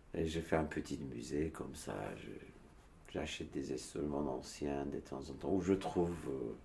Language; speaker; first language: French; non-native, learner; Turkish